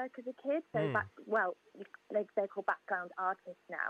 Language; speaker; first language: English; native; English